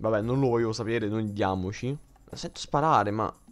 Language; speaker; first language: Italian; native; Italian